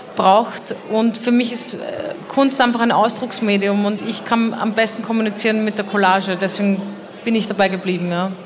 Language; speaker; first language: German; native; German